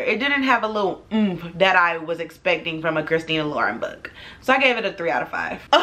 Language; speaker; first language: English; native; English